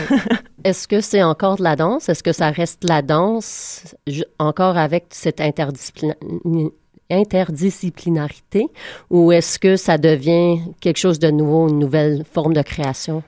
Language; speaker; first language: French; native; French